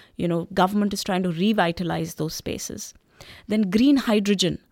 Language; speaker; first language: English; non-native, local second language; Hindi